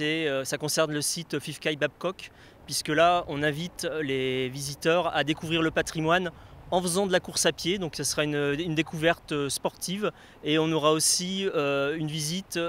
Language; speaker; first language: French; native; French